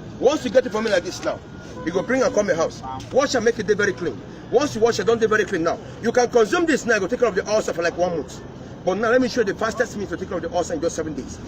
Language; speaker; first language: Nigerian Pidgin; non-native, local second language; Yoruba